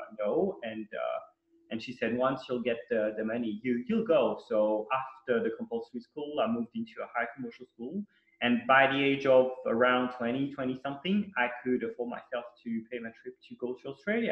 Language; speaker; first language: English; non-native, fluent; Italian